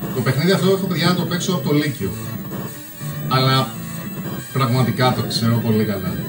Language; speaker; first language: Greek; early bilingual, other home language; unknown